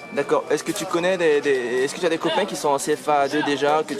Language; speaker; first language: French; native; French